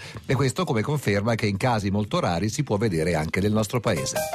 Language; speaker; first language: Italian; native; Italian